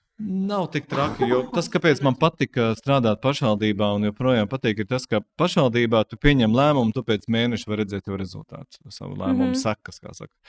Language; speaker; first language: Latvian; native; Latvian